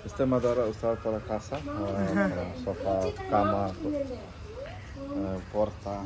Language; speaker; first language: Spanish; non-native, learner; Malayalam